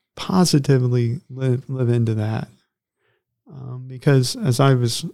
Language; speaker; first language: English; native; English